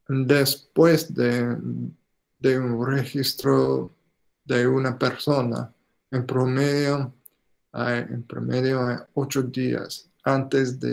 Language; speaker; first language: Spanish; non-native, fluent; English